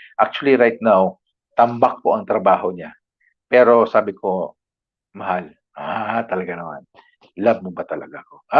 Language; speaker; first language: Filipino; non-native, local second language; Cebuano